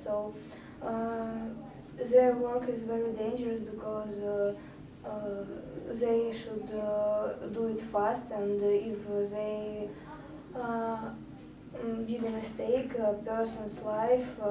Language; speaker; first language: English; non-native, learner; Russian